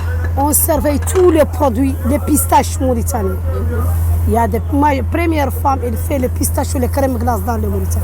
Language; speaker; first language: French; non-native, learner; Arabic